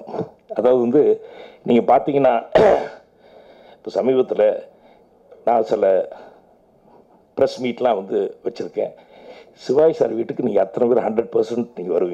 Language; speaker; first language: Tamil; native; Tamil